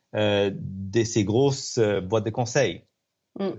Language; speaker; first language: French; non-native, fluent; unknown